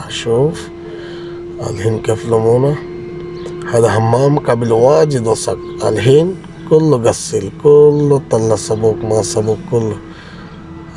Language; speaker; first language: Arabic; non-native, learner; Bangla